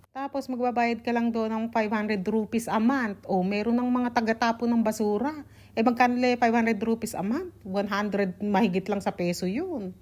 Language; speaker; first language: Filipino; native; Filipino